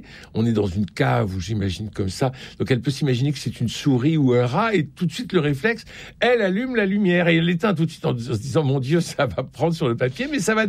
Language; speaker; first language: French; native; French